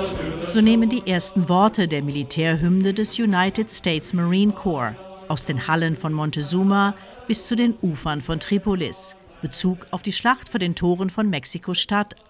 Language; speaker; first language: German; native; German